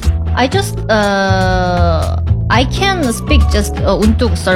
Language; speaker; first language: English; non-native, learner; Korean